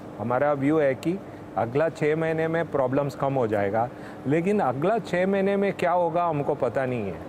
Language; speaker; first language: Hindi; non-native, local second language; Tamil